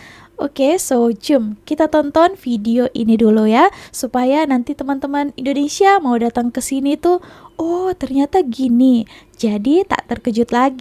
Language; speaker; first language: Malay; non-native, local second language; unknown